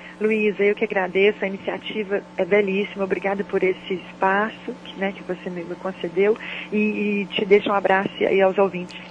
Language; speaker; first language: Portuguese; native; Portuguese